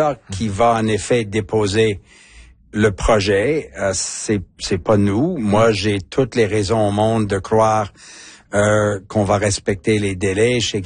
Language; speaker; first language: French; native; French